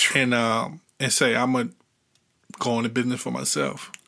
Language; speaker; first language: English; native; English